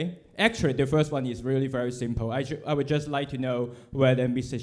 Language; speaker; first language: English; non-native, local second language; Cantonese